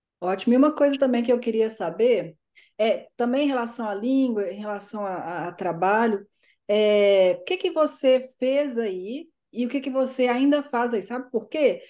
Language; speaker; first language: Portuguese; native; Portuguese